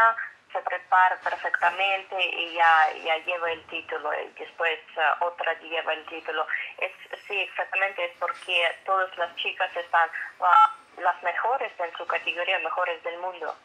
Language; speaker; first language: Spanish; non-native, fluent; Russian